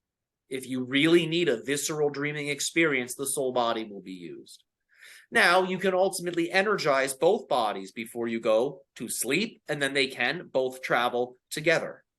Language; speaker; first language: English; native; English